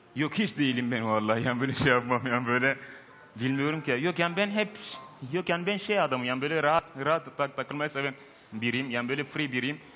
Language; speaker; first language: Turkish; non-native, fluent; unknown